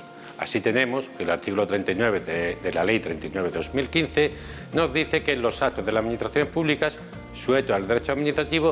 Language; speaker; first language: Spanish; native; Spanish